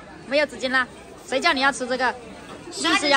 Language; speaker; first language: Chinese; native; Chinese